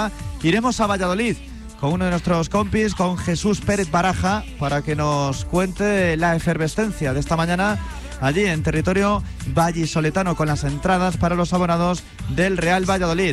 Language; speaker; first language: Spanish; native; Spanish